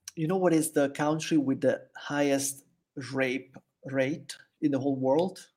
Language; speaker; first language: English; non-native, fluent; Italian